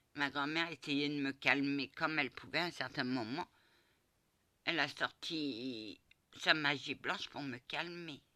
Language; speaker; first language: French; early bilingual, other home language; Portuguese